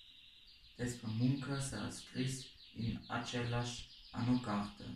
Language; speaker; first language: Romanian; early bilingual, heritage; Romanian